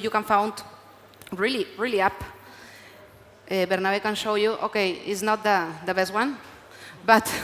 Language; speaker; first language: English; non-native, learner; Spanish